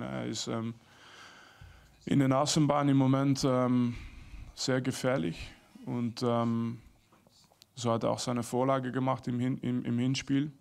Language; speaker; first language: German; non-native, fluent; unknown